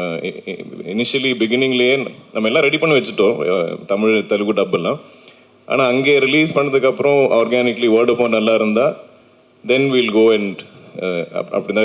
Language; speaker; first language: Tamil; non-native, local second language; Malayalam